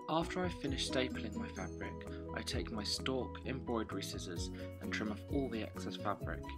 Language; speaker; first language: English; native; English